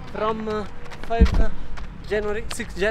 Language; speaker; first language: English; non-native, learner; Italian